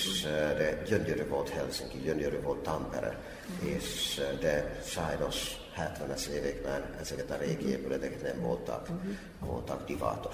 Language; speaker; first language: Hungarian; non-native, fluent; Finnish